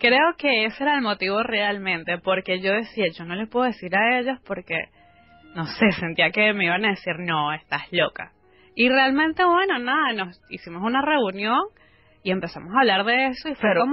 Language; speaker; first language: Spanish; native; Spanish